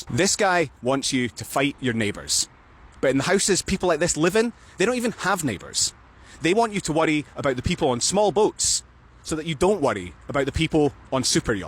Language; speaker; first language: English; native; English